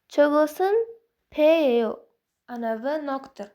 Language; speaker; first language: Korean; non-native, fluent; Uzbek